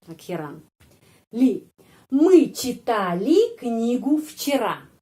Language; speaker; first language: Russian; non-native, fluent; Indonesian